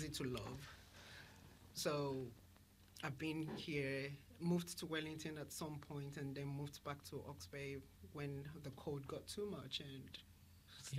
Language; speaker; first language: English; non-native, local second language; Yoruba